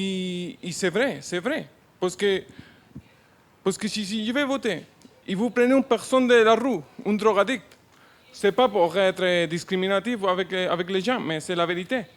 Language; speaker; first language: French; non-native, learner; Spanish